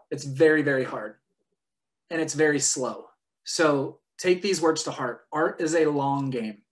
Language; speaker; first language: English; native; English